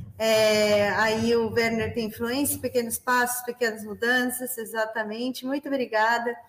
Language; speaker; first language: Portuguese; non-native, fluent; Spanish